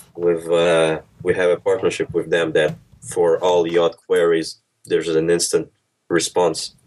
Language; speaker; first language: English; early bilingual, other home language; Russian